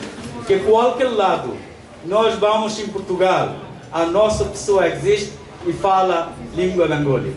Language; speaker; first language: Portuguese; non-native, learner; Bangla